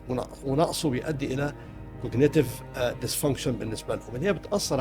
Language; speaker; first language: Arabic; native; Arabic